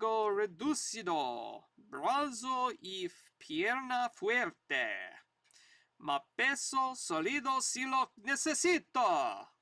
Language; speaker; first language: Spanish; non-native, learner; English